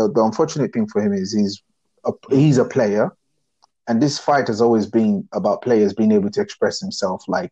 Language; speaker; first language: English; non-native, local second language; Yoruba